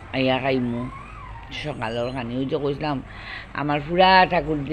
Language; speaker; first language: Bangla; non-native, local second language; Sylheti